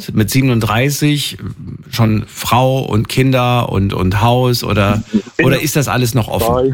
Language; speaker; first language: German; native; German